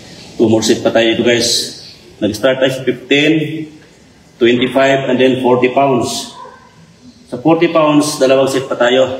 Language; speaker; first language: Filipino; native; Filipino